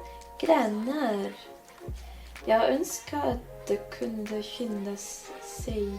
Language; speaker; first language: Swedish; non-native, learner; English